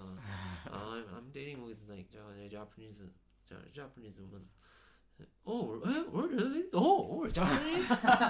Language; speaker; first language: English; non-native, fluent; Japanese